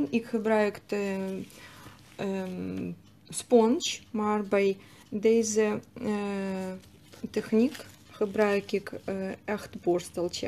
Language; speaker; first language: Dutch; non-native, learner; Russian